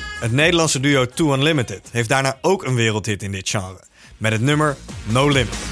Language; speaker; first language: Dutch; native; Dutch